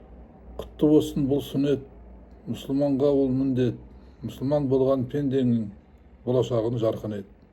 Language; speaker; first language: Kazakh; native; Kazakh